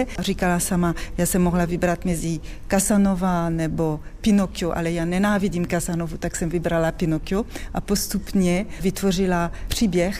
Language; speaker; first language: Czech; non-native, fluent; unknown